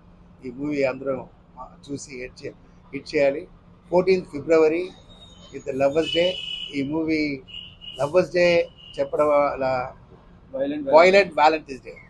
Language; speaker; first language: Telugu; non-native, fluent; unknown